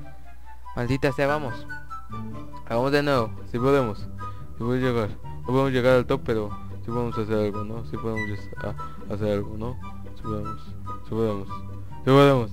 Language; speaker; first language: Spanish; native; Spanish